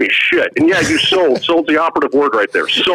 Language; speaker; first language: English; native; English